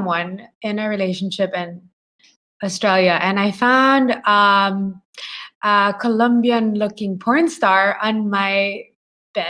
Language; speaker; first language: English; non-native, local second language; Filipino